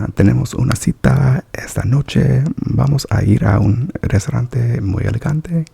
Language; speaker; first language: Spanish; non-native, learner; English